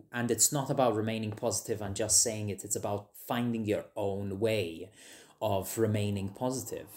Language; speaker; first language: English; non-native, fluent; Maltese